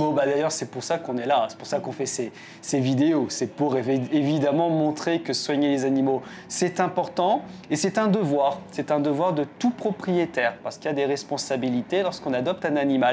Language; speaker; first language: French; native; French